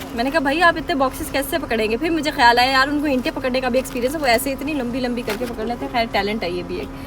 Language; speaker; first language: Urdu; non-native, local second language; Punjabi